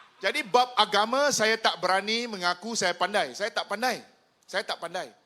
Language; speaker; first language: Malay; non-native, local second language; Chinese